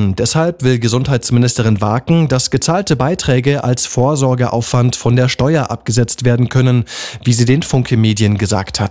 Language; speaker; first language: German; native; German